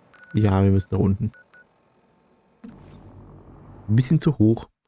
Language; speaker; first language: German; native; German